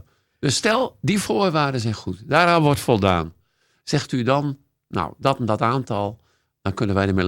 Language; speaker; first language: Dutch; native; Dutch